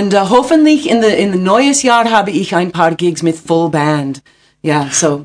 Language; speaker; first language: German; non-native, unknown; English